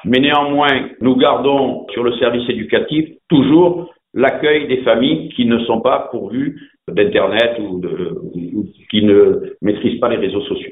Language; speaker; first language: French; native; French